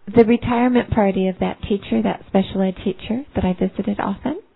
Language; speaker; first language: English; native; English